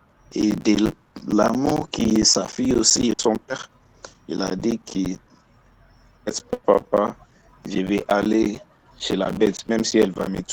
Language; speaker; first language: French; non-native, learner; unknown